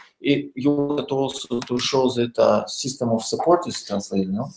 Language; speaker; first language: English; non-native, learner; Russian